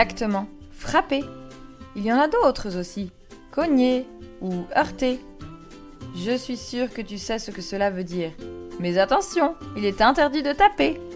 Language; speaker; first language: French; native; French